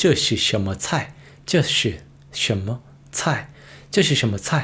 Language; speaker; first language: Chinese; non-native, fluent; Korean